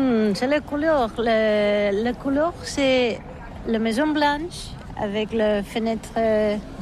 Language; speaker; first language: French; non-native, learner; Catalan